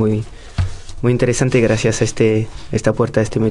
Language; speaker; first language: Spanish; non-native, fluent; French